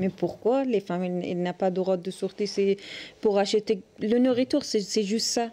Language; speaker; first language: French; non-native, learner; Persian